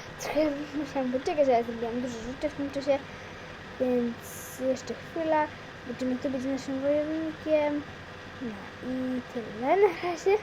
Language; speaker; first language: Polish; native; Polish